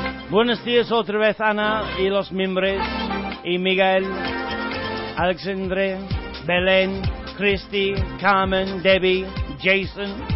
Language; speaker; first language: Spanish; non-native, fluent; English